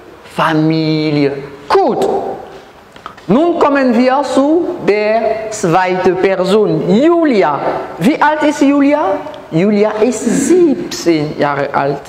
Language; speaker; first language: German; non-native, learner; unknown